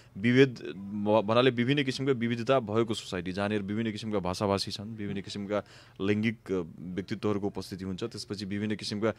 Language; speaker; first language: Nepali; non-native, local second language; Maithili